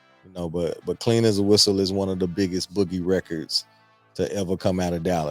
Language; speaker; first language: English; native; English